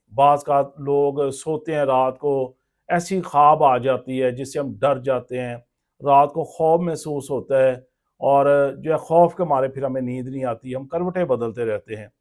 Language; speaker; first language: Urdu; non-native, local second language; Punjabi